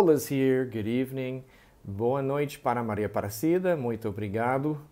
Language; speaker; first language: Portuguese; non-native, fluent; English